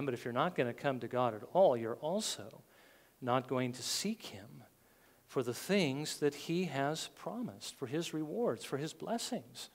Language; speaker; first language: English; native; English